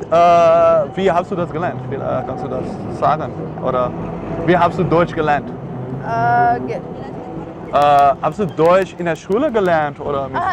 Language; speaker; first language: German; non-native, learner; Dutch